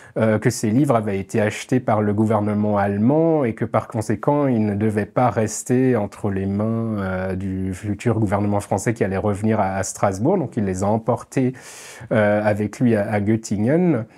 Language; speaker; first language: French; native; French